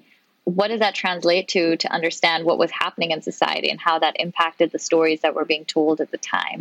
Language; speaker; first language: English; non-native, local second language; Urdu